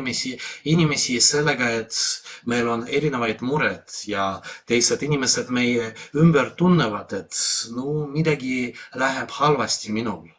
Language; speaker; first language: Estonian; non-native, fluent; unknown